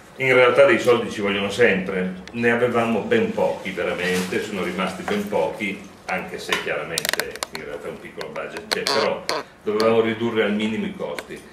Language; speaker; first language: Italian; native; Italian